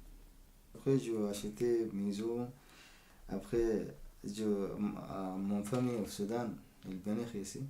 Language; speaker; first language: French; non-native, learner; Arabic